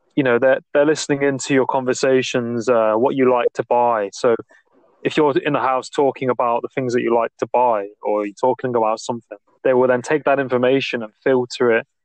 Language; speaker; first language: English; native; English